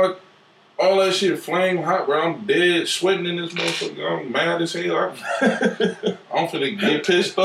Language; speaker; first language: English; native; English